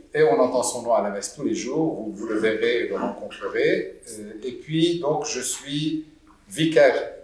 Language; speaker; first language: French; non-native, local second language; Arabic